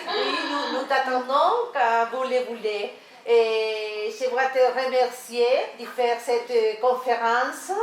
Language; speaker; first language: French; non-native, learner; Spanish